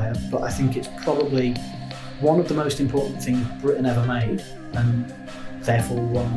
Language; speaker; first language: English; native; English